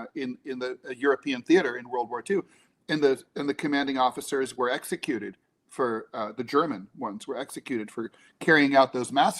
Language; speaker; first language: English; native; English